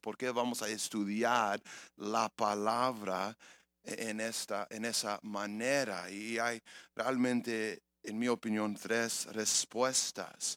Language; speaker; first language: Spanish; early bilingual, heritage; English